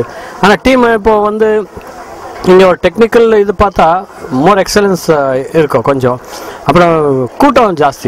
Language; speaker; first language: Tamil; non-native, local second language; Kannada